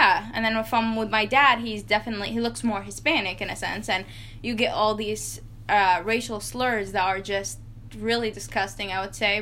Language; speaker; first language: English; non-native, fluent; Arabic